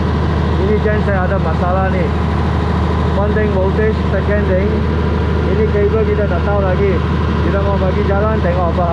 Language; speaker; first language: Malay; non-native, local second language; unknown